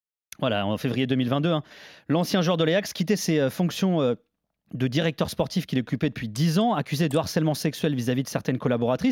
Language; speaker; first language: French; native; French